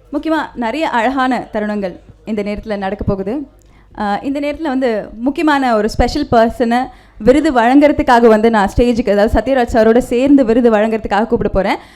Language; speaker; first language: Tamil; native; Tamil